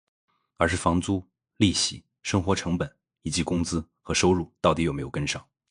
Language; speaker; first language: Chinese; native; Chinese